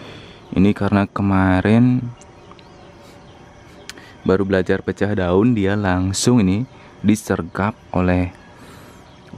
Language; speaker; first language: Indonesian; native; Indonesian